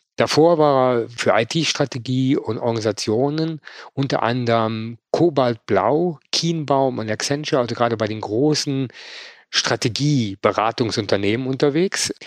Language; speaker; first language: German; native; German